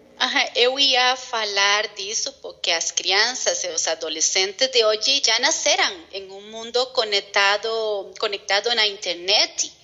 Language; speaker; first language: Portuguese; non-native, learner; Spanish